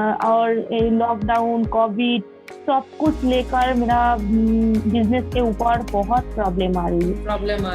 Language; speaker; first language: Hindi; non-native, local second language; Bangla